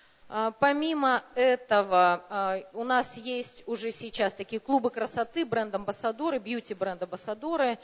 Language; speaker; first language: Russian; native; Russian